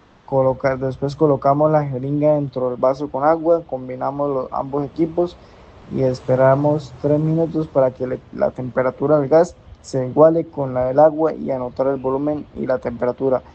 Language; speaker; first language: Spanish; native; Spanish